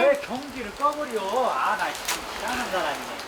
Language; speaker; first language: Korean; native; Korean